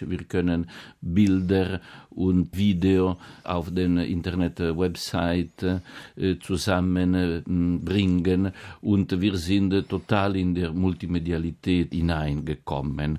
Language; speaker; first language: German; non-native, fluent; Italian